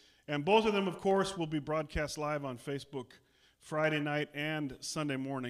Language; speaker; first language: English; native; English